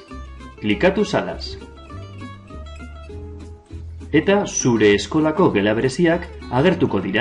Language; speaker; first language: Basque; non-native, local second language; Spanish